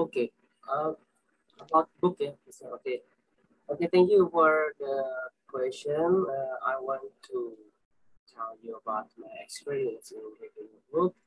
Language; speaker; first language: English; non-native, learner; Indonesian